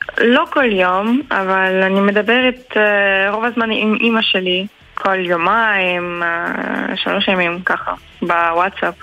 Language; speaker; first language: Hebrew; early bilingual, heritage; Hebrew